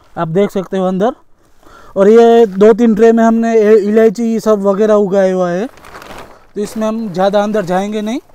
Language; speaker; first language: Hindi; non-native, local second language; Gujarati